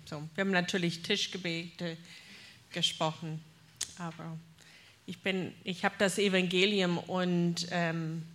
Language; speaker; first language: German; non-native, fluent; English